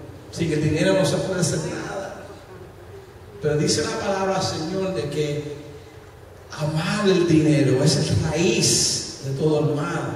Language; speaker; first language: Spanish; early bilingual, heritage; Spanish